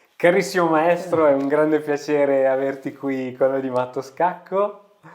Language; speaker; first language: Italian; native; Italian